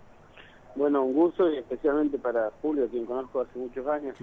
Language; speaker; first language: Spanish; native; Spanish